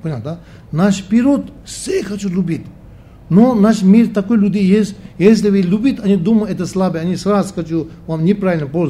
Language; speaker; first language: Russian; non-native, learner; Tibetan